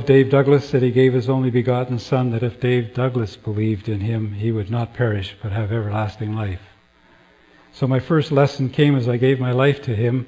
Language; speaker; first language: English; native; English